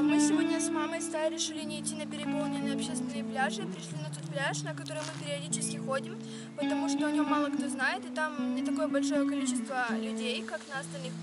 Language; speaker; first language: Russian; native; Russian